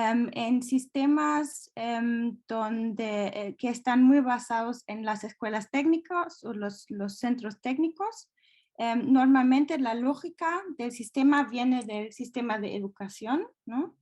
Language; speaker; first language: Spanish; non-native, fluent; German